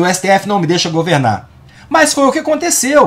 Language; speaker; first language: Portuguese; native; Portuguese